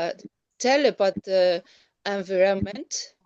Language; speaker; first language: English; non-native, learner; Malagasy